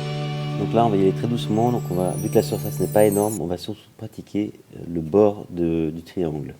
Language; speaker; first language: French; native; French